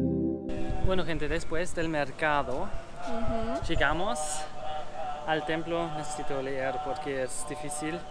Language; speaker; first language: Spanish; non-native, learner; German